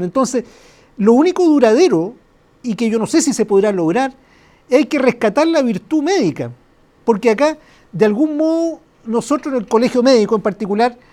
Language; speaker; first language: Spanish; native; Spanish